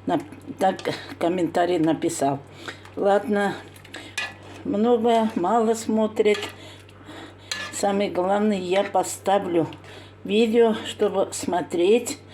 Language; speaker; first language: Russian; non-native, local second language; Tatar